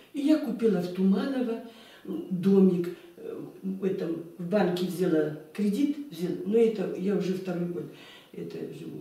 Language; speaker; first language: Russian; native; Russian